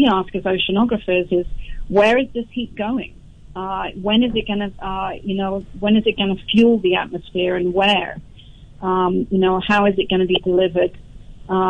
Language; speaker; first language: English; native; English